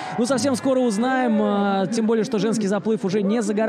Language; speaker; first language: Russian; native; Russian